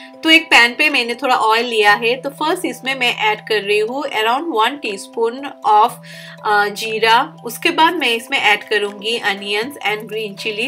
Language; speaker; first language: Hindi; non-native, local second language; Bangla